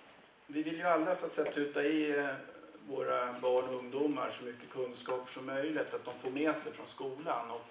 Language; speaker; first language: Swedish; native; Swedish